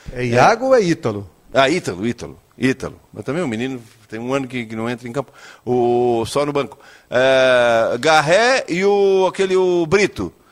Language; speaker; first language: Portuguese; native; Portuguese